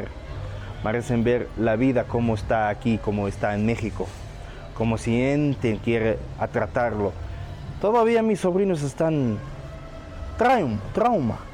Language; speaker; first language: Spanish; non-native, fluent; Arabic